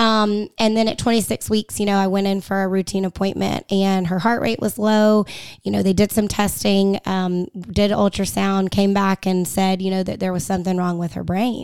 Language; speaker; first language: English; native; English